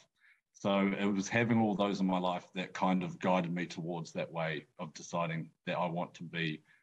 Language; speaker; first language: English; native; English